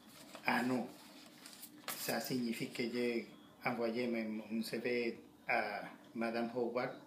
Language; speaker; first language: French; non-native, learner; Spanish